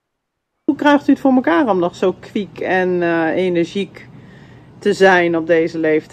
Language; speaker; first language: Dutch; native; Dutch